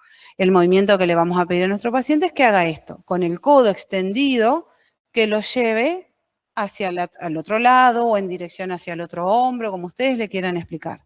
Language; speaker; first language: Spanish; native; Spanish